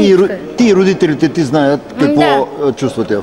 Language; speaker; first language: Bulgarian; native; Bulgarian